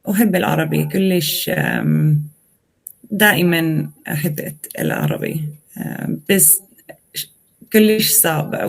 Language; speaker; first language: Arabic; non-native, learner; Swedish